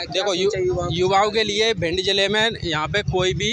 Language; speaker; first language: Hindi; native; Hindi